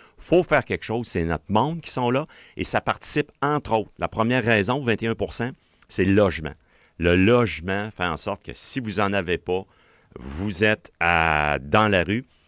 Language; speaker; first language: French; native; French